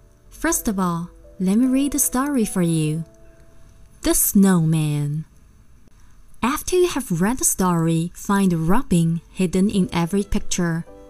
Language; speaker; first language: English; non-native, fluent; Chinese